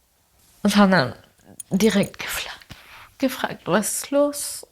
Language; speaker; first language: German; non-native, fluent; Spanish